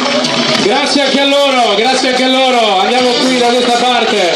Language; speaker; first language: Italian; native; Italian